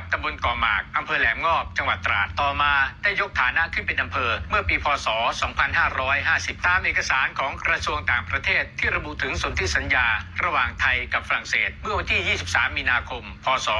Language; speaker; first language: Thai; native; Thai